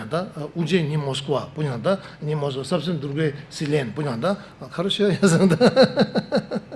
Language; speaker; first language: Russian; non-native, learner; Tibetan